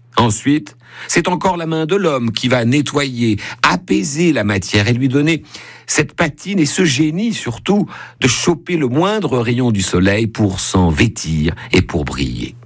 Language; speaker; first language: French; native; French